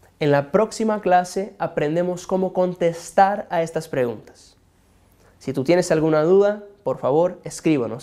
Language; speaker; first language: Spanish; non-native, fluent; Portuguese